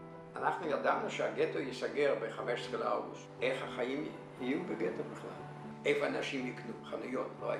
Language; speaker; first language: Hebrew; non-native, fluent; Yiddish